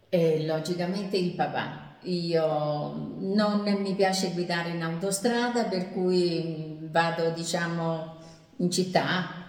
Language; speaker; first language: Italian; native; Italian